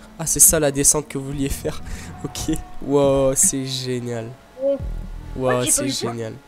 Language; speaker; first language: French; native; French